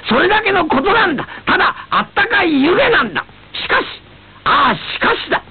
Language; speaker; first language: Japanese; native; Japanese